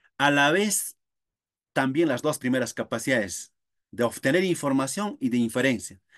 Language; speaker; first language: Spanish; non-native, local second language; Quechua